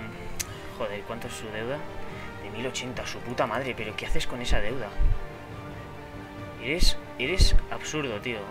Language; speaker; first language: Spanish; native; Spanish